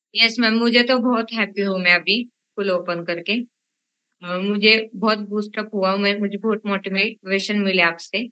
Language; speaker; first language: Hindi; non-native, local second language; Marathi